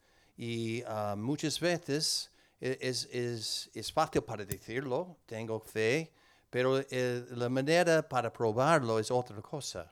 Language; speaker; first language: Spanish; non-native, learner; English